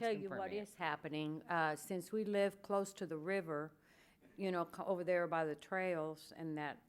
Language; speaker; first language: English; early bilingual, other home language; Spanish